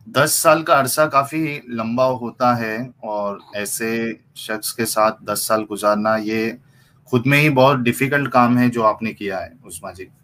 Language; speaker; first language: Hindi; native; Hindi